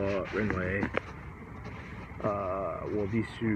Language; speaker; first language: Chinese; non-native, learner; English